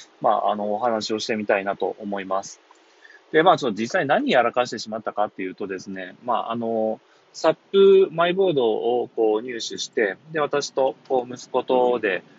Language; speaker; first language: Japanese; native; Japanese